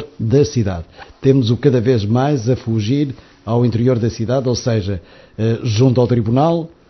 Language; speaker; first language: Portuguese; native; Portuguese